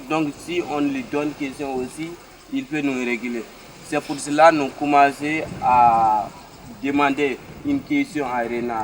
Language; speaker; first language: French; non-native, learner; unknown